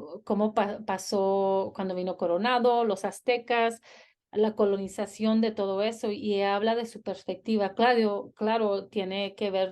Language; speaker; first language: Spanish; early bilingual, heritage; Spanish